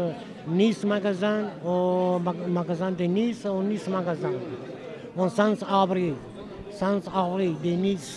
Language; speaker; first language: French; non-native, learner; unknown